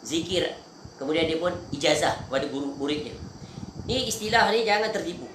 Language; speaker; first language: Malay; native; Malay